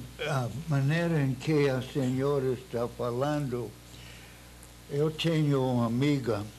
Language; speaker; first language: Portuguese; non-native, fluent; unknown